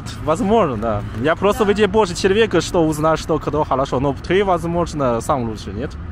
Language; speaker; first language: Russian; non-native, learner; Chinese